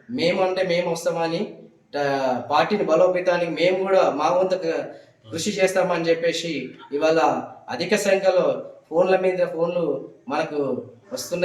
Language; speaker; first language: Telugu; native; Telugu